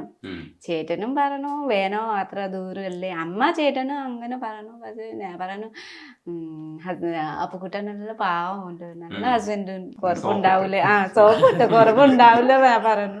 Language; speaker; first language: Malayalam; non-native, fluent; Nepali